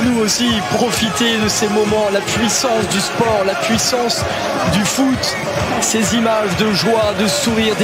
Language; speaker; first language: French; native; French